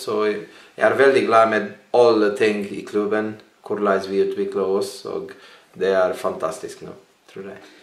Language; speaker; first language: Norwegian; non-native, learner; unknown